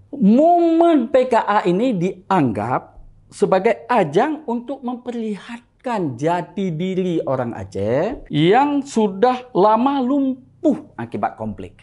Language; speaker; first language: Indonesian; native; Indonesian